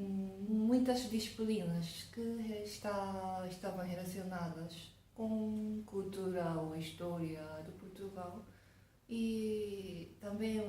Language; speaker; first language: Portuguese; non-native, fluent; Japanese